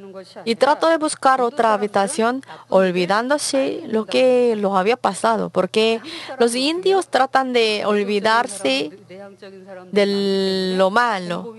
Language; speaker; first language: Spanish; non-native, learner; Korean